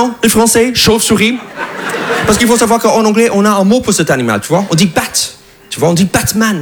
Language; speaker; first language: French; non-native, fluent; English